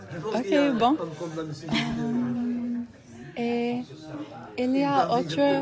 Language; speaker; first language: French; non-native, learner; English